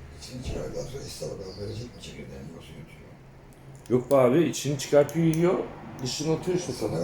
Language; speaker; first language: Turkish; native; Turkish